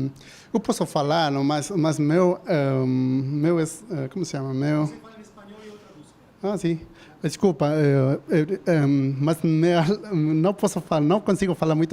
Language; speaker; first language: Portuguese; non-native, learner; Spanish